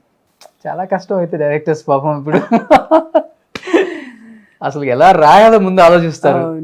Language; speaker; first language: Telugu; native; Telugu